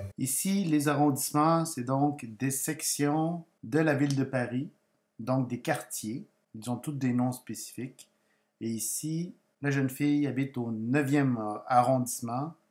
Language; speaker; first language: French; non-native, fluent; Spanish